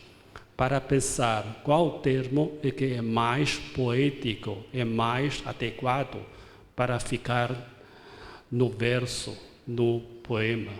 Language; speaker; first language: Portuguese; non-native, fluent; Chinese